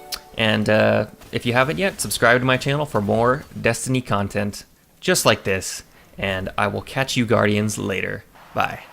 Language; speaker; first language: English; native; English